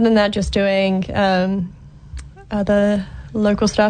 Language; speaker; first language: English; native; English